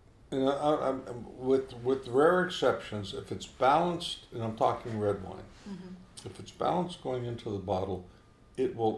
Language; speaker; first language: English; native; English